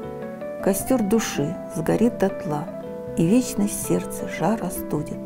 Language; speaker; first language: Russian; native; Russian